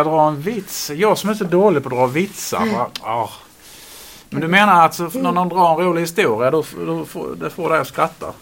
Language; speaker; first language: Swedish; native; Swedish